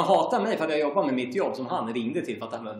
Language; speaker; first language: Swedish; native; Swedish